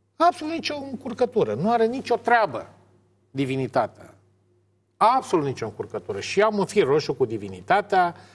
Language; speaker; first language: Romanian; native; Romanian